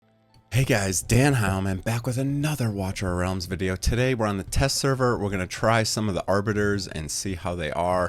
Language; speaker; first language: English; native; English